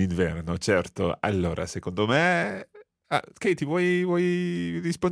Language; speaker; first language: Italian; non-native, fluent; English